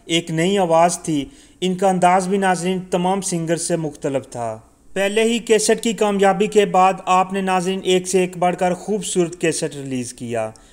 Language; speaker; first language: Urdu; non-native, local second language; Punjabi